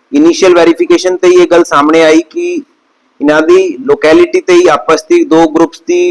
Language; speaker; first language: Hindi; non-native, local second language; Punjabi